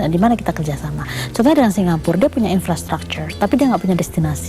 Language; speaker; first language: Indonesian; native; Indonesian